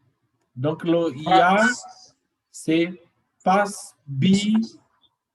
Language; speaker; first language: French; non-native, learner; Portuguese